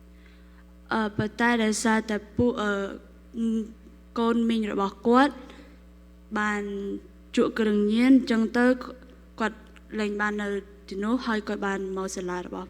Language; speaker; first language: Khmer; non-native, local second language; Korean